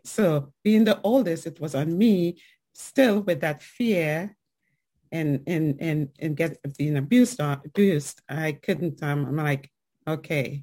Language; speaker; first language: English; native; English